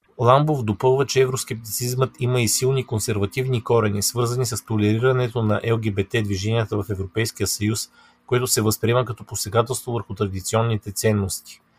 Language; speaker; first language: Bulgarian; native; Bulgarian